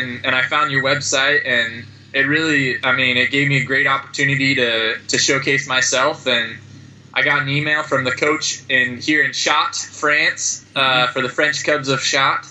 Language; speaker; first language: English; native; English